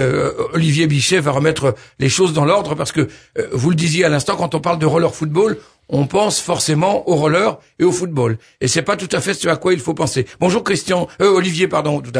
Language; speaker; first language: French; native; French